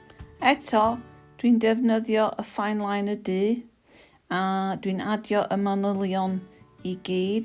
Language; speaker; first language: Welsh; non-native, local second language; English